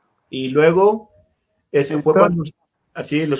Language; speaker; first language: Spanish; native; Spanish